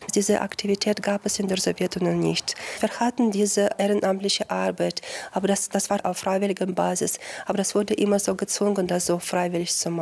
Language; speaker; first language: German; non-native, fluent; Russian